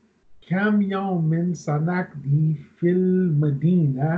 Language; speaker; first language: Arabic; non-native, learner; English